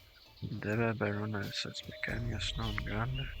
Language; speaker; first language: Spanish; non-native, learner; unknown